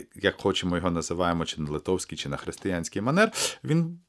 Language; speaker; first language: Ukrainian; native; Ukrainian